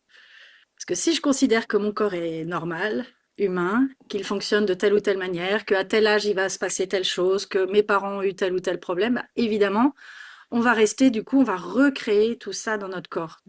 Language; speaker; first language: French; native; French